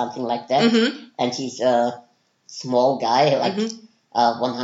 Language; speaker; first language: English; non-native, fluent; German